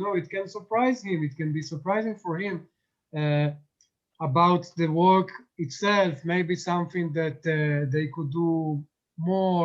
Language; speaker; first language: English; non-native, fluent; Arabic